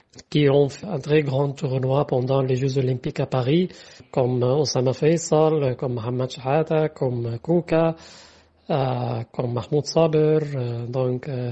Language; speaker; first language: French; non-native, fluent; Arabic